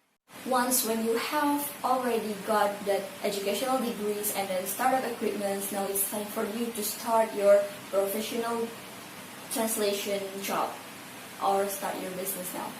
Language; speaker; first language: English; non-native, learner; Indonesian